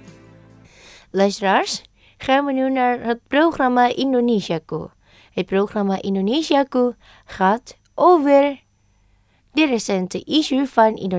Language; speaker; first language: Dutch; non-native, learner; Indonesian